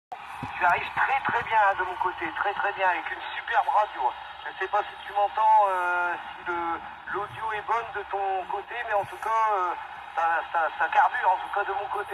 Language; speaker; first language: French; native; French